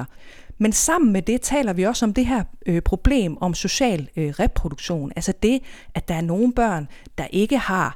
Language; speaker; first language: Danish; native; Danish